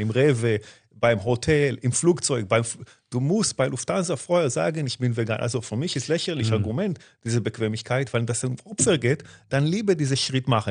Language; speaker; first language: German; non-native, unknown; Hebrew